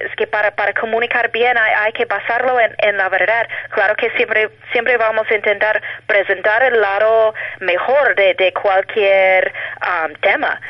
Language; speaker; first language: Spanish; non-native, fluent; English